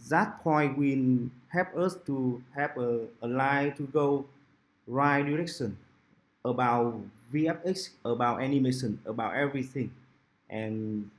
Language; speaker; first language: English; non-native, local second language; Vietnamese